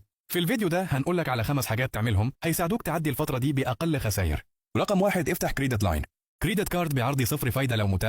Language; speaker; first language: Arabic; native; Arabic